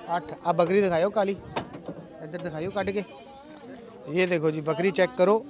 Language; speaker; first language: Hindi; non-native, local second language; Punjabi